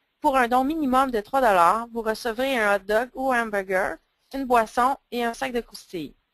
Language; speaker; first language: French; native; French